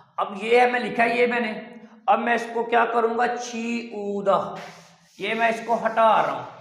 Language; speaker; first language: Urdu; non-native, local second language; Punjabi